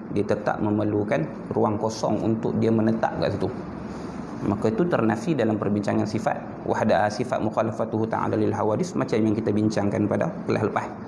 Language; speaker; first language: Malay; native; Malay